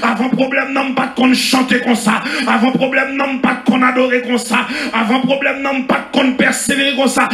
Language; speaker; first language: French; non-native, local second language; Haitian Creole